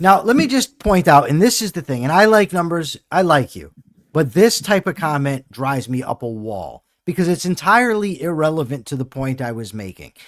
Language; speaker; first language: English; native; English